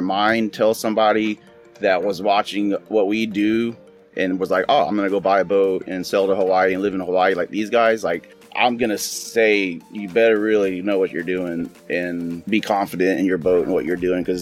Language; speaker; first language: English; native; English